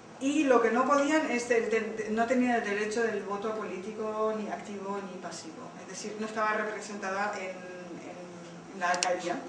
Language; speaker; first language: Spanish; early bilingual, heritage; Spanish